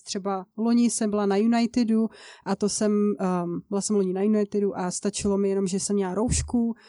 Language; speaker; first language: Czech; native; Czech